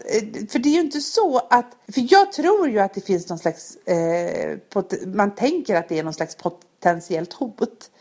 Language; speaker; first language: Swedish; native; Swedish